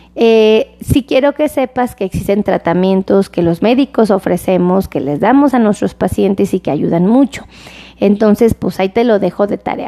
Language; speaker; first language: Spanish; native; Spanish